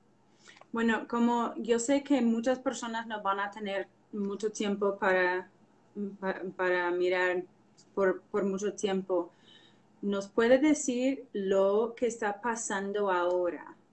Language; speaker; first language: Spanish; non-native, fluent; English